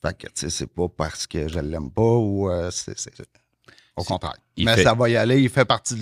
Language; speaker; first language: French; native; French